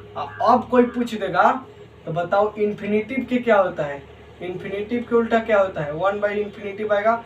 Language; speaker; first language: Hindi; native; Hindi